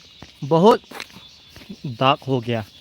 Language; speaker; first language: Hindi; non-native, local second language; Thado Chin